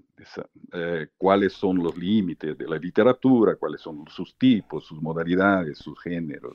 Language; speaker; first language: Spanish; early bilingual, heritage; Portuguese